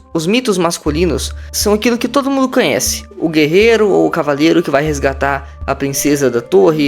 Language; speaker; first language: Portuguese; native; Portuguese